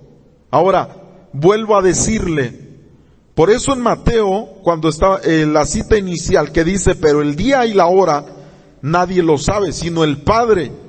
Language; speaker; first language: Spanish; native; Spanish